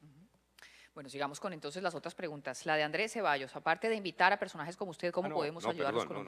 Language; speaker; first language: Spanish; native; Spanish